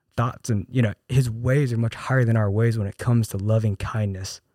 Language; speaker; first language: English; early bilingual, other home language; Korean